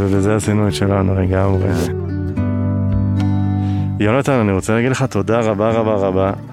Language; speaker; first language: Hebrew; native; Hebrew